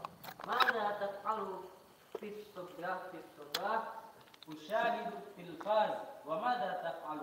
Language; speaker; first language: Arabic; non-native, learner; Indonesian